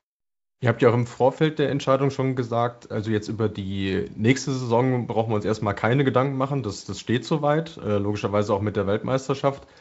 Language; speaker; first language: German; native; German